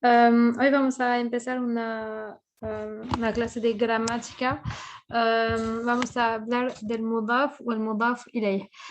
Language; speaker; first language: Spanish; non-native, fluent; French